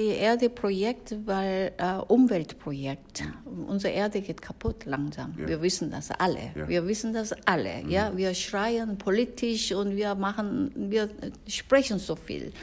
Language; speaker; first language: German; non-native, fluent; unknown